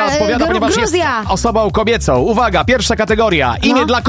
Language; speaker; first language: Polish; native; Polish